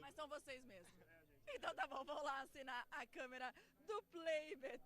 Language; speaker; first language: Portuguese; native; Portuguese